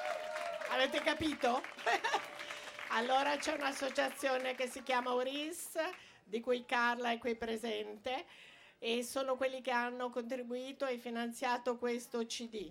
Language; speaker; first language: Italian; non-native, learner; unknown